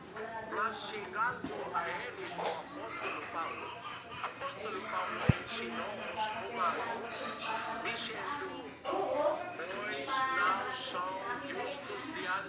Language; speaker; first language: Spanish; non-native, learner; Portuguese